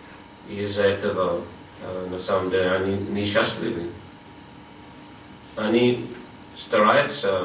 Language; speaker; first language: Russian; non-native, fluent; English